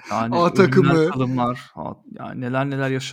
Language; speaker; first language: Turkish; native; Turkish